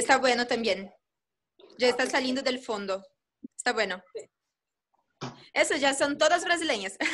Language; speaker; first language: Spanish; non-native, fluent; Portuguese